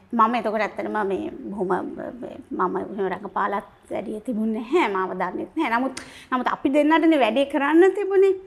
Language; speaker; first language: Sinhala; native; Sinhala